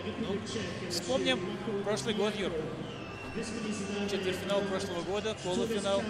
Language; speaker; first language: Russian; native; Russian